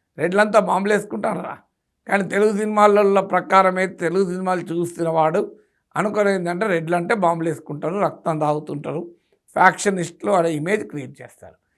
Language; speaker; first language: Telugu; native; Telugu